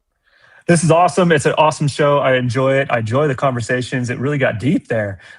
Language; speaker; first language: English; native; English